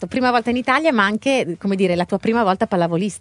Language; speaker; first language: Italian; native; Italian